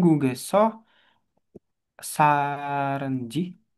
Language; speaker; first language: Korean; non-native, learner; Indonesian